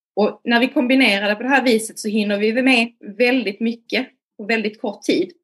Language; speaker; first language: Swedish; native; Swedish